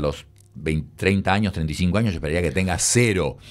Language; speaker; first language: Spanish; native; Spanish